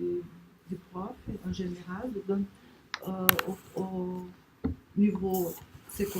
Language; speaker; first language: French; non-native, learner; Portuguese